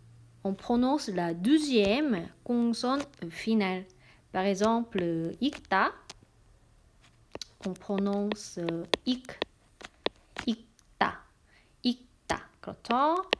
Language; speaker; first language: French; non-native, fluent; Korean